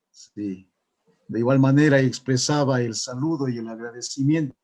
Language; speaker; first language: Spanish; native; Spanish